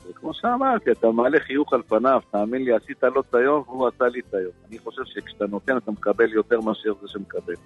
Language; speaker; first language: Hebrew; native; Hebrew